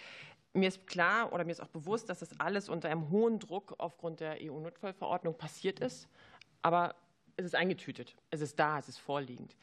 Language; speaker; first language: German; native; German